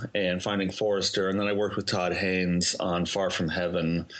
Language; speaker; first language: English; native; English